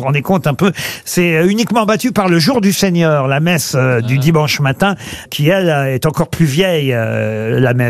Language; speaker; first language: French; native; French